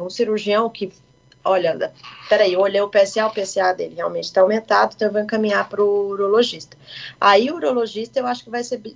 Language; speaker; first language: Portuguese; native; Portuguese